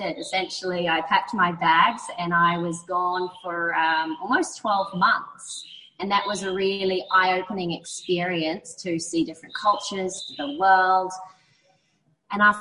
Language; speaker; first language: English; native; English